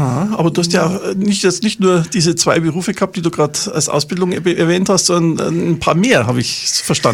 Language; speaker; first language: German; native; German